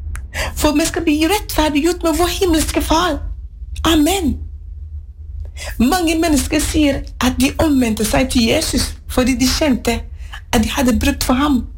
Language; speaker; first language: Norwegian; non-native, fluent; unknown